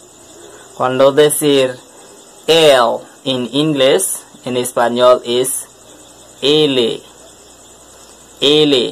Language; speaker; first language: Spanish; non-native, learner; French